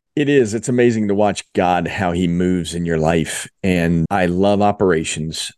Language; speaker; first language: English; native; English